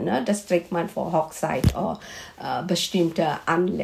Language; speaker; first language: German; non-native, fluent; Malay